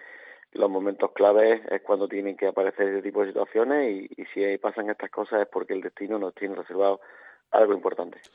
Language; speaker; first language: Spanish; native; Spanish